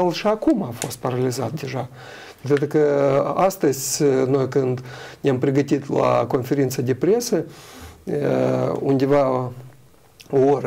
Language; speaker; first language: Romanian; non-native, local second language; Russian